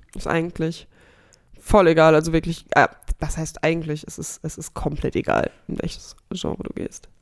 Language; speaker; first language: German; native; German